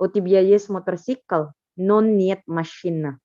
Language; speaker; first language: Russian; non-native, fluent; Indonesian